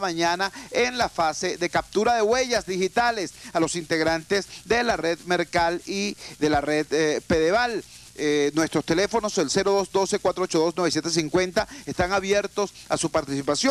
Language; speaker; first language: Spanish; native; Spanish